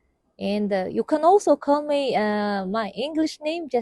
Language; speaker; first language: English; non-native, fluent; Kazakh